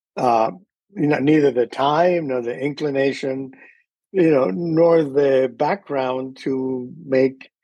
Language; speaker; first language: English; early bilingual, other home language; Spanish